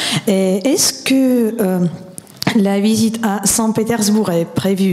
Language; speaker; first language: French; non-native, fluent; Russian